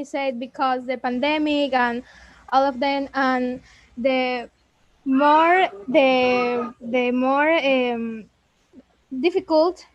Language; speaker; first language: English; non-native, learner; Spanish